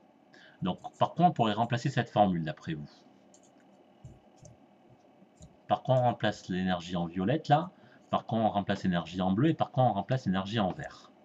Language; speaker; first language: French; native; French